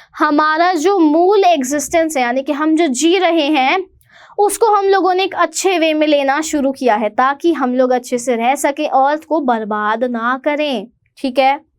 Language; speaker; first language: Hindi; native; Hindi